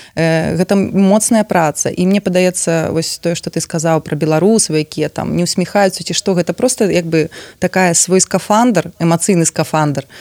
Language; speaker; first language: Belarusian; non-native, local second language; Russian